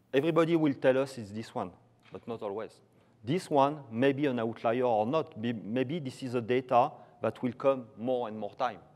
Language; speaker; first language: English; non-native, fluent; French